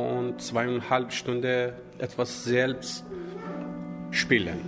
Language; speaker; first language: German; non-native, learner; Persian